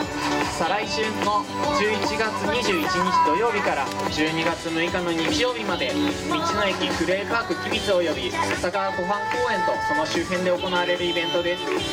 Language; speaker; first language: Japanese; native; Japanese